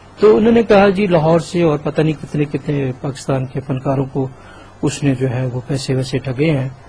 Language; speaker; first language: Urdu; non-native, local second language; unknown